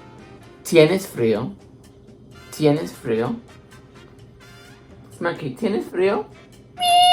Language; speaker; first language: Spanish; non-native, learner; English